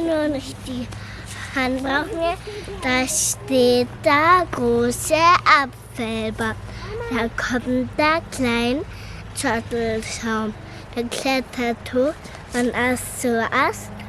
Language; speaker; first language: German; early bilingual, other home language; Turkish